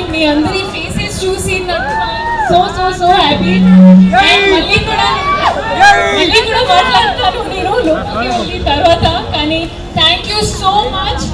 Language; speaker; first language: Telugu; non-native, learner; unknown